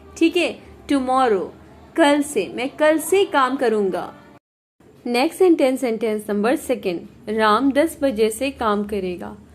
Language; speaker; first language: Hindi; native; Hindi